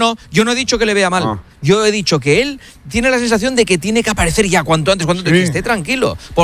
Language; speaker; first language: Spanish; native; Spanish